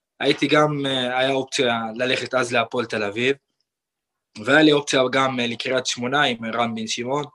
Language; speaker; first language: Hebrew; non-native, local second language; Arabic